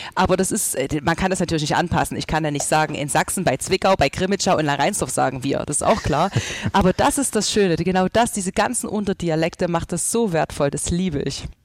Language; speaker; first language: German; native; German